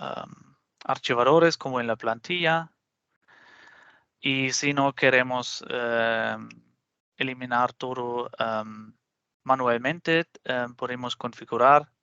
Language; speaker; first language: Spanish; non-native, fluent; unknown